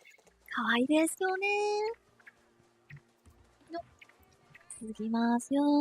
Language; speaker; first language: Japanese; non-native, learner; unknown